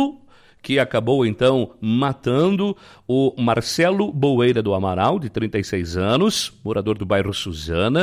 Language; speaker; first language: Portuguese; native; Portuguese